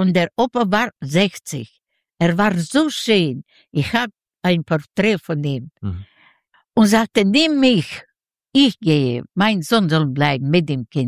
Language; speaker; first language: German; non-native, learner; Yiddish